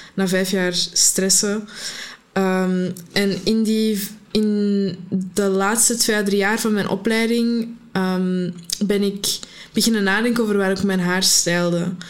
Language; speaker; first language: Dutch; early bilingual, other home language; Arabic